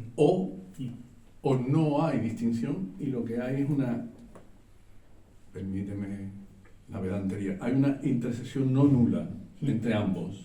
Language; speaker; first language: Spanish; native; Spanish